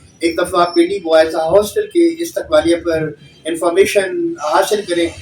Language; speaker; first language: Urdu; native; Urdu